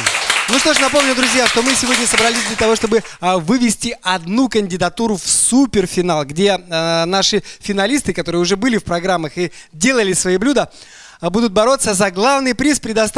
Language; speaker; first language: Russian; native; Russian